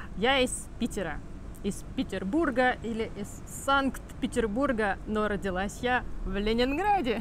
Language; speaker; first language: Russian; native; Russian